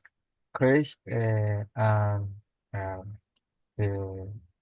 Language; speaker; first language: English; non-native, learner; Spanish